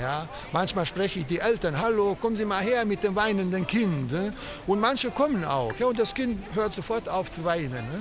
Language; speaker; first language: German; non-native, fluent; Italian